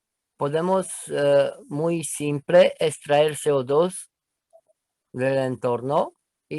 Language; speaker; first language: Spanish; non-native, learner; Romanian